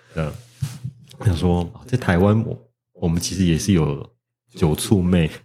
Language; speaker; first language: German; non-native, learner; Chinese